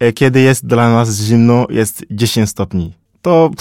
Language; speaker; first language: Polish; non-native, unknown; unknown